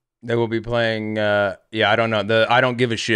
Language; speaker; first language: English; native; English